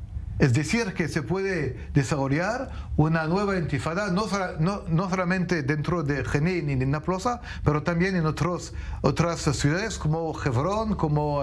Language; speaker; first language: Spanish; non-native, fluent; French